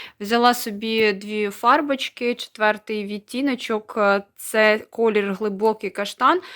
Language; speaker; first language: Ukrainian; native; Ukrainian